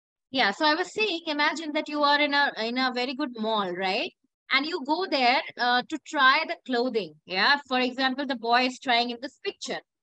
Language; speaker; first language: English; non-native, local second language; Hindi